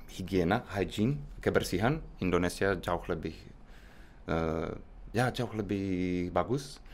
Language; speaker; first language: Indonesian; non-native, fluent; Czech